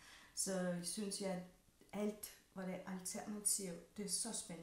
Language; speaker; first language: Danish; non-native, fluent; Russian